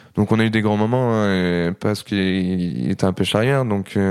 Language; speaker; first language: French; native; French